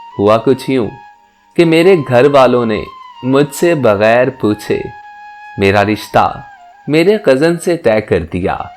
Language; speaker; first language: Urdu; native; Urdu